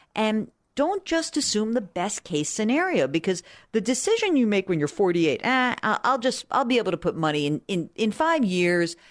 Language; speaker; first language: English; native; English